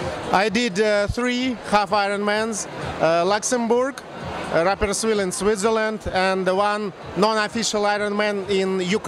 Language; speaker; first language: English; non-native, fluent; Russian